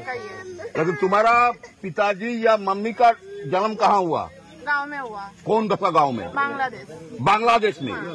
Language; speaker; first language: Hindi; non-native, local second language; Bangla